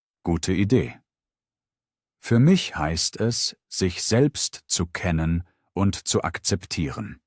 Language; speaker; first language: German; native; German